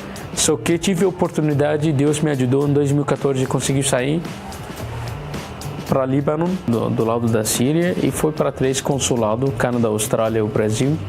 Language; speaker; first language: Portuguese; non-native, learner; Arabic